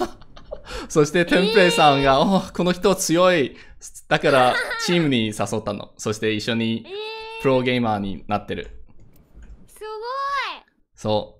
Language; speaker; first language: Japanese; non-native, learner; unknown